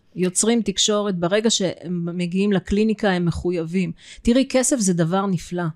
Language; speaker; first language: Hebrew; early bilingual, other home language; Russian